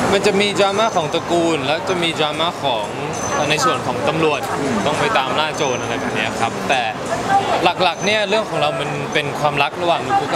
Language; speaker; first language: Thai; early bilingual, heritage; English